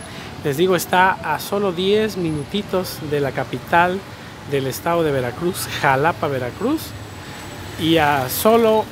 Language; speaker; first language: Spanish; native; Spanish